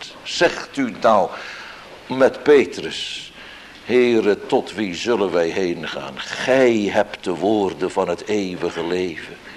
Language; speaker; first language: Dutch; native; Dutch